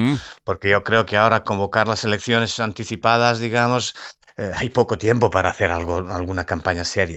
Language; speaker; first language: Spanish; non-native, fluent; Serbian